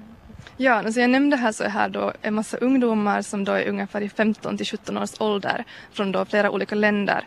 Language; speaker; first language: Swedish; native; Swedish